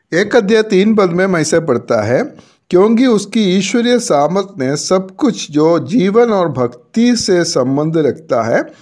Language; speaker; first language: Hindi; non-native, local second language; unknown